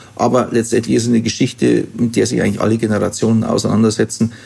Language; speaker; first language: German; native; German